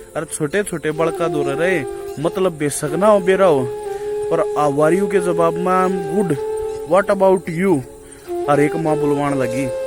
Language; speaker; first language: Hindi; native; Hindi